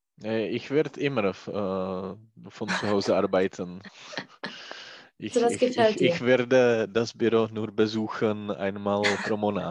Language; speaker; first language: German; non-native, learner; Czech